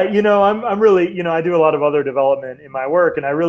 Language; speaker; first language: English; native; English